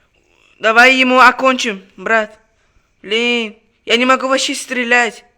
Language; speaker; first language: Russian; non-native, local second language; Uzbek